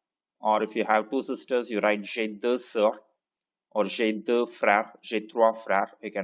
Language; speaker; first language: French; non-native, fluent; Tamil